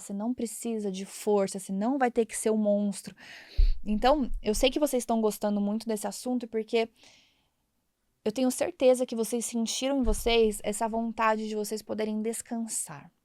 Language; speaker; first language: Portuguese; native; Portuguese